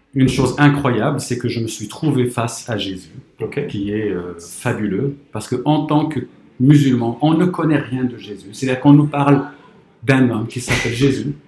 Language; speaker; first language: French; non-native, local second language; Arabic